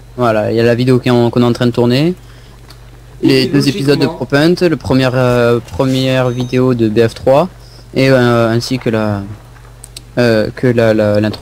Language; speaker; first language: French; native; French